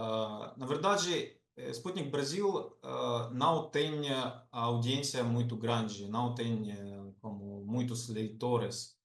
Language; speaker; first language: Portuguese; non-native, fluent; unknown